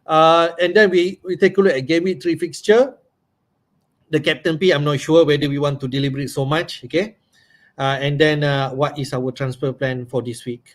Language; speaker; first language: English; non-native, local second language; Malay